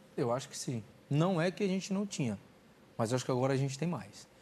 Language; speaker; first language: Portuguese; native; Portuguese